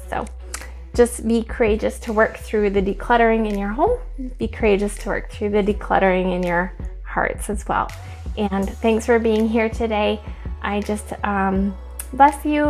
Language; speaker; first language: English; native; English